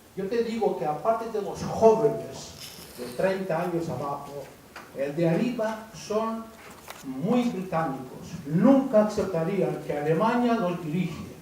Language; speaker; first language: Spanish; non-native, fluent; Greek